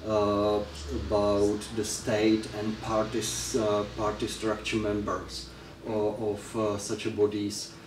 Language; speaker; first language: English; non-native, fluent; Czech